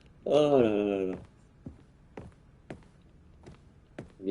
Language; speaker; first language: French; native; French